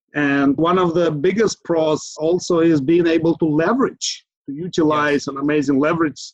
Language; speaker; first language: English; non-native, fluent; Ukrainian